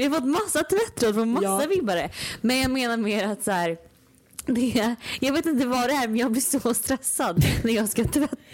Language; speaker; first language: Swedish; native; Swedish